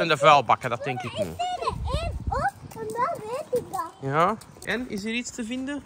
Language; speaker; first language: Dutch; native; Dutch